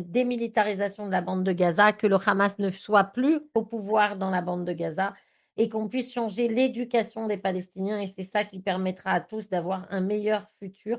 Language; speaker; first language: French; native; French